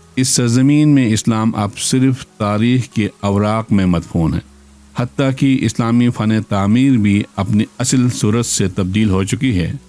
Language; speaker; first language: Urdu; non-native, local second language; Brahui